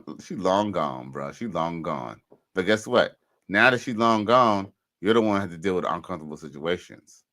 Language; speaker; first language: English; native; English